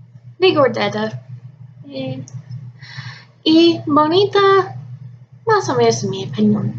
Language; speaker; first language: Spanish; non-native, learner; English